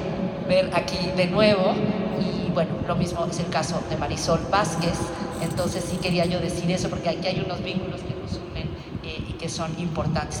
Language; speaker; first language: Spanish; native; Spanish